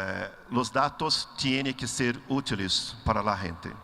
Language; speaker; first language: Spanish; non-native, learner; Portuguese